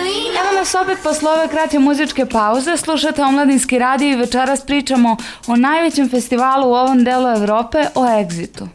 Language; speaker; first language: Serbian; native; Serbian